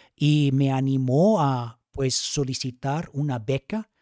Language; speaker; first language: Spanish; non-native, fluent; English